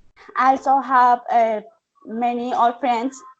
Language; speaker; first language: English; non-native, learner; Spanish